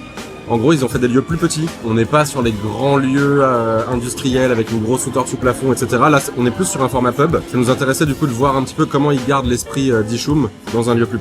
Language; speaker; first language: French; native; French